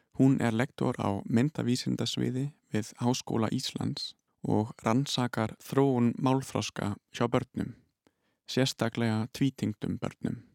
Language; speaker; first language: Icelandic; non-native, fluent; German